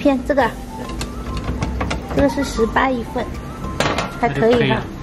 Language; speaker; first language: Chinese; native; Chinese